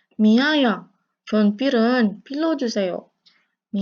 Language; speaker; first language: Korean; non-native, learner; Indonesian